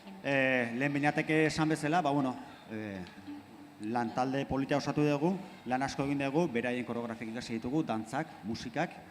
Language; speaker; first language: Basque; native; Basque